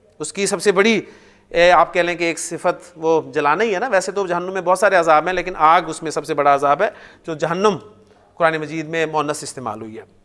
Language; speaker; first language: Urdu; native; Urdu